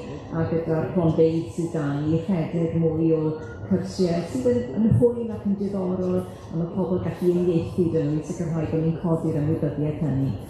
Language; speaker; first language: Welsh; native; Welsh